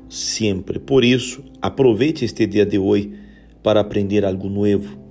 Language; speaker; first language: Portuguese; non-native, learner; Spanish